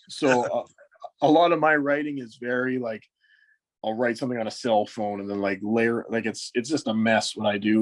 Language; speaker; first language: English; native; English